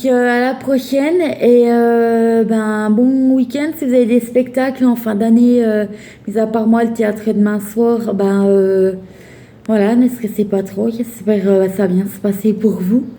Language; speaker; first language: French; native; French